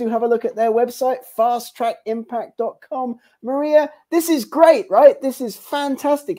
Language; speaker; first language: English; native; English